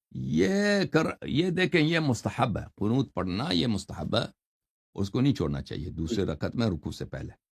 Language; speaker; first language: Urdu; non-native, fluent; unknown